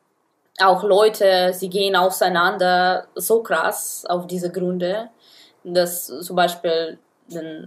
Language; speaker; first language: German; non-native, fluent; Russian